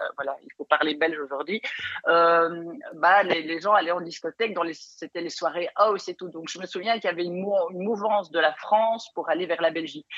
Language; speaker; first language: French; native; French